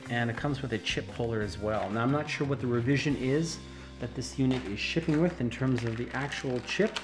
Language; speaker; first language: English; native; English